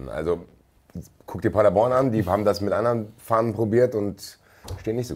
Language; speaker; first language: German; native; German